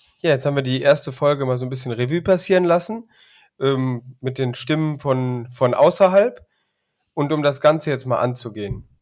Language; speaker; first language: German; native; German